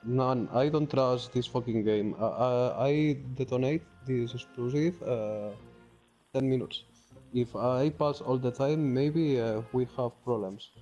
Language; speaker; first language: English; non-native, learner; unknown